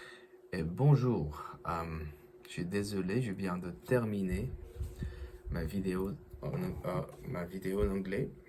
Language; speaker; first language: French; non-native, learner; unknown